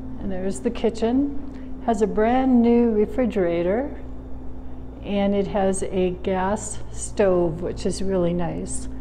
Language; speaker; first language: English; native; English